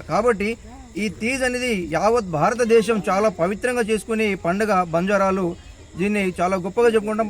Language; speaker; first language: Telugu; non-native, local second language; Lambadi